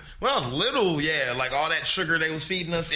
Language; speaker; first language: English; native; English